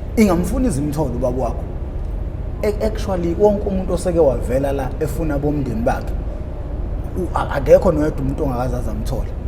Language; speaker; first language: Zulu; native; Zulu